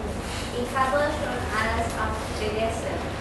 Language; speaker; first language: German; non-native, learner; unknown